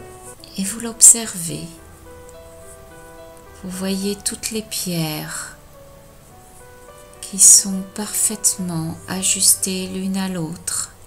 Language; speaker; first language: French; native; French